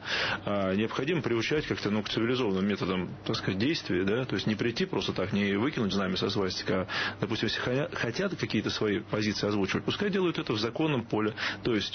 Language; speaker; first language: Russian; native; Russian